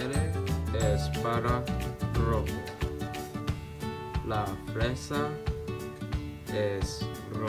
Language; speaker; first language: Spanish; non-native, learner; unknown